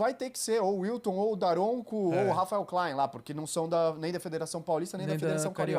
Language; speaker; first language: Portuguese; native; Portuguese